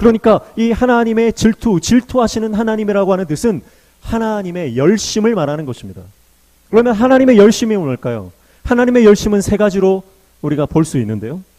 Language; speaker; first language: Korean; native; Korean